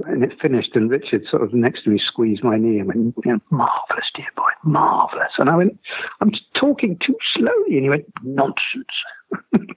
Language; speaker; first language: English; native; English